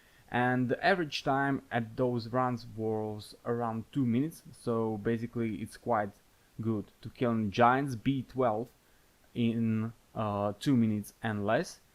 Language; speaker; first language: English; non-native, fluent; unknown